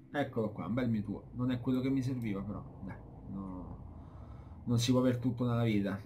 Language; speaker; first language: Italian; native; Italian